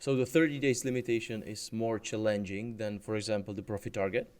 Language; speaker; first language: English; non-native, fluent; Czech